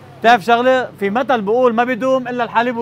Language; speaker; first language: Arabic; native; Arabic